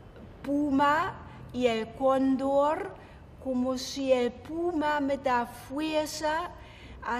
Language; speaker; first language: Spanish; non-native, fluent; German